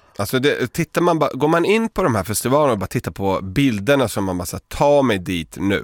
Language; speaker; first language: Swedish; early bilingual, other home language; Serbian